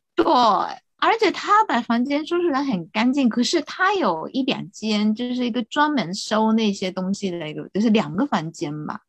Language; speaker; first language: Chinese; non-native, fluent; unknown